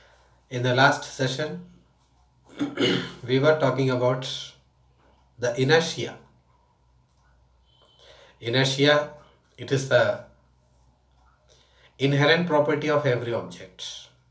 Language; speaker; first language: English; non-native, local second language; Tamil